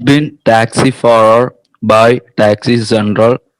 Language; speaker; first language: German; non-native, learner; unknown